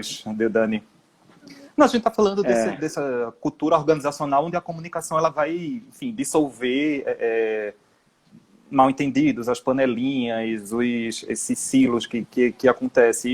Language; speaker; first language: Portuguese; native; Portuguese